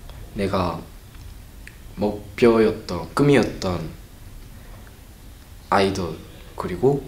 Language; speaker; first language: Korean; non-native, learner; Japanese